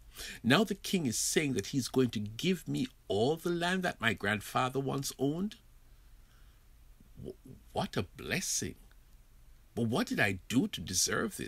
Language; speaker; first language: English; native; English